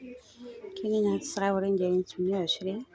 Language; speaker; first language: Arabic; native; Arabic